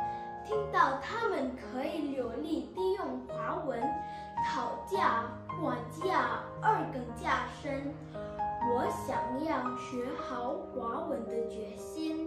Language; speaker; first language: Chinese; early bilingual, heritage; Chinese